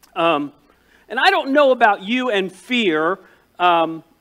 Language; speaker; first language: English; native; English